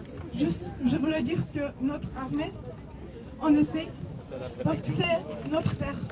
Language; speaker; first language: French; non-native, learner; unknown